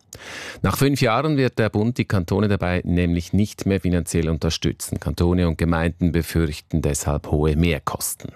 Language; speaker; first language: German; native; German